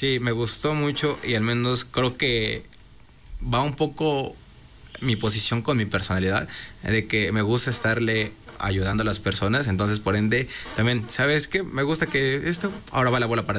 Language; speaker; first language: Spanish; native; Spanish